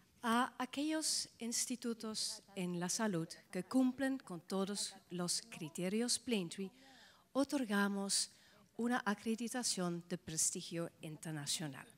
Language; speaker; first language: Spanish; non-native, fluent; Dutch